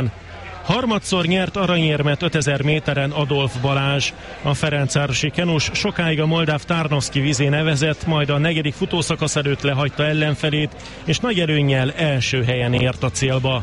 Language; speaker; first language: Hungarian; native; Hungarian